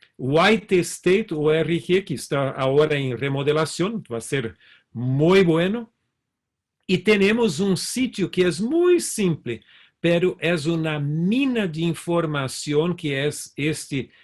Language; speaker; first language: Spanish; non-native, fluent; Portuguese